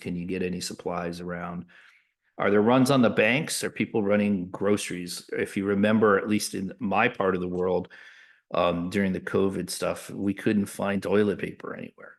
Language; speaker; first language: English; native; English